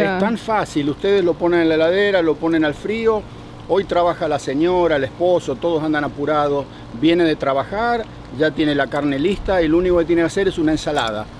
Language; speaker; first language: Spanish; native; Spanish